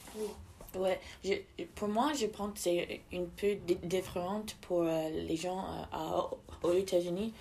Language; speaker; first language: French; non-native, learner; English